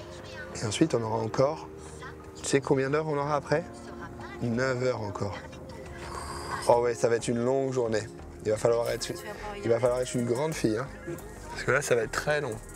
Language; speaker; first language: French; native; French